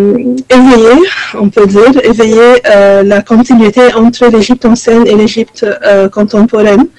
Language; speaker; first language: French; non-native, fluent; Arabic